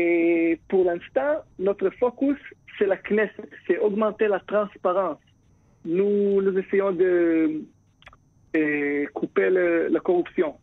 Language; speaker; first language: French; non-native, fluent; Hebrew